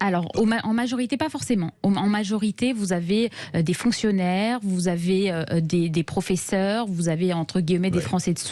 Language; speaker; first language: French; native; French